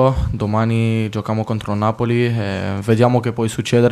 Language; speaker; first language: Italian; non-native, fluent; French